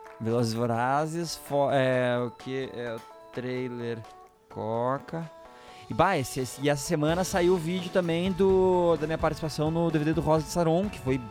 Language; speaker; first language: Portuguese; native; Portuguese